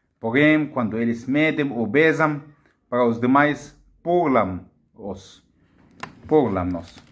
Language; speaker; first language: Portuguese; non-native, fluent; Arabic